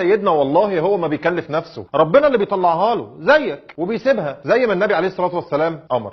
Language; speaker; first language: Arabic; native; Arabic